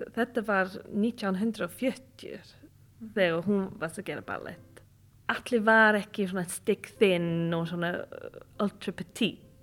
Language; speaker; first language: Icelandic; non-native, fluent; English